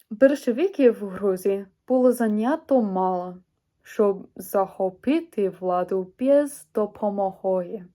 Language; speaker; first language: Ukrainian; non-native, learner; English